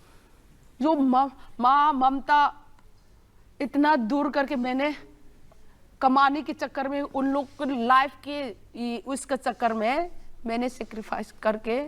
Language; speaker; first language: Hindi; non-native, local second language; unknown